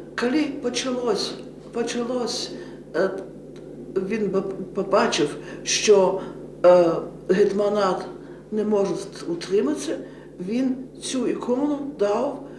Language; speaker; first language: Ukrainian; early bilingual, heritage; Ukrainian